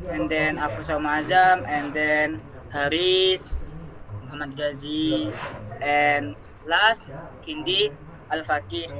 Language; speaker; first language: English; non-native, learner; Indonesian